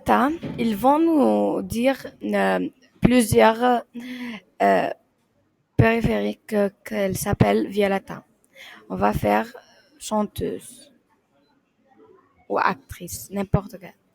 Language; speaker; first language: French; non-native, learner; Arabic